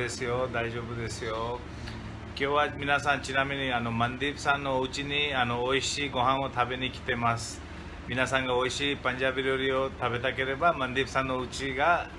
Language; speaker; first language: Japanese; non-native, fluent; Hindi